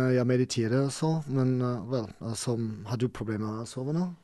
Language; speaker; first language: Norwegian; non-native, learner; German